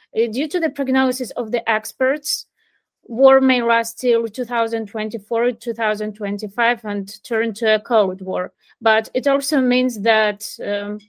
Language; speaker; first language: English; non-native, fluent; Ukrainian